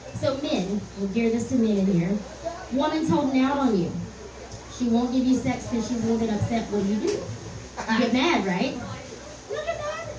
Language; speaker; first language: English; native; English